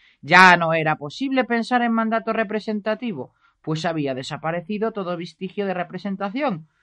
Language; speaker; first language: Spanish; native; Spanish